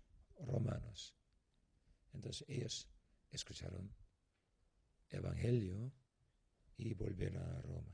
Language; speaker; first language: Spanish; non-native, learner; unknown